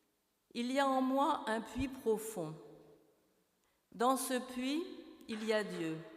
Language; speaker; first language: French; native; French